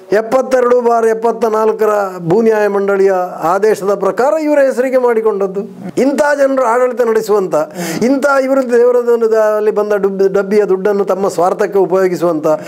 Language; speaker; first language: Kannada; native; Kannada